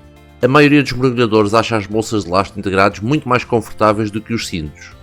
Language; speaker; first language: Portuguese; native; Portuguese